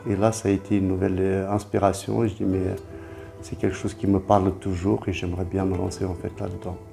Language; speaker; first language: French; non-native, fluent; Romanian